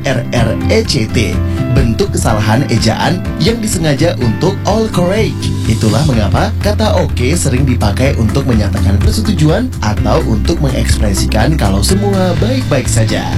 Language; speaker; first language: Indonesian; native; Indonesian